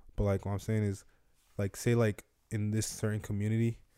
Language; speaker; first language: English; non-native, local second language; Yoruba